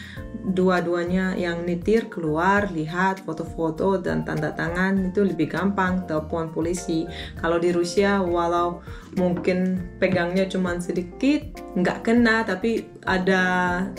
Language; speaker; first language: Indonesian; non-native, fluent; Russian